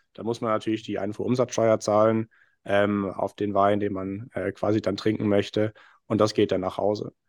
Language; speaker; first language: German; non-native, fluent; English